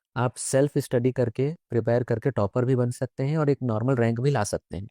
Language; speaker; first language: Hindi; native; Hindi